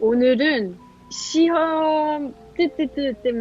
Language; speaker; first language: Korean; non-native, learner; French